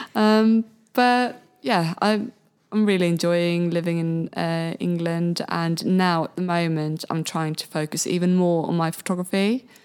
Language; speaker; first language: English; non-native, fluent; Swedish